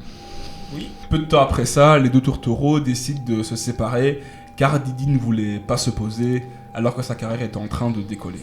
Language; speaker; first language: French; native; French